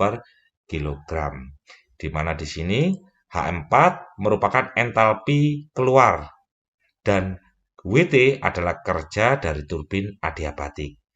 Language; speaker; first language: Indonesian; native; Indonesian